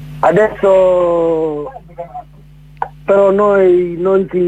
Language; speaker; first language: Italian; non-native, learner; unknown